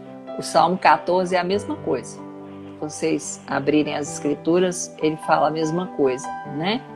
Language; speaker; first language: Portuguese; native; Portuguese